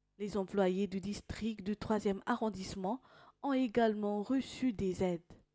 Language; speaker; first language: French; non-native, local second language; Malagasy